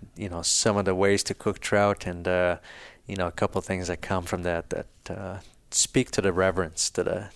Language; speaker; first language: English; early bilingual, other home language; Portuguese